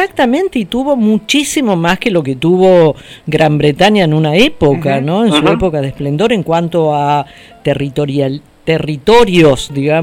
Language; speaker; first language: Spanish; native; Spanish